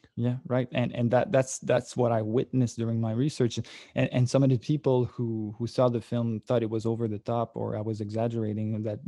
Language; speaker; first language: English; native; English